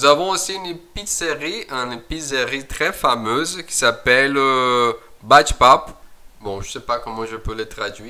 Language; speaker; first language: French; non-native, fluent; Portuguese